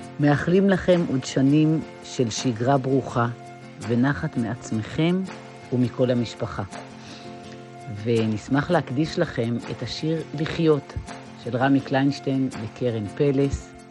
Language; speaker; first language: Hebrew; native; Hebrew